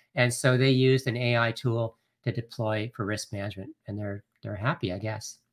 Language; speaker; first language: English; native; English